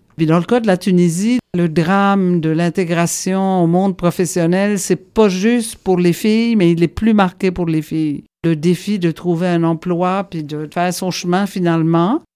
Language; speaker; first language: French; native; French